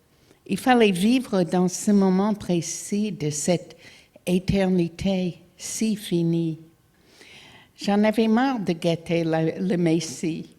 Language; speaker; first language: French; non-native, fluent; English